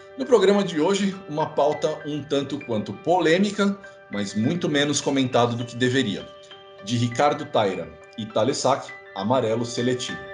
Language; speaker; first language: Portuguese; native; Portuguese